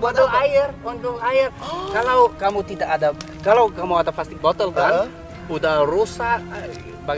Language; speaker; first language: Indonesian; non-native, learner; English